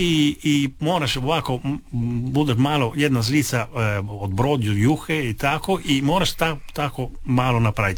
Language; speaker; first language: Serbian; early bilingual, heritage; Italian